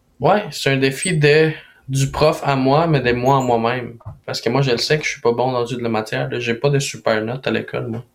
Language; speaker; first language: French; non-native, fluent; Spanish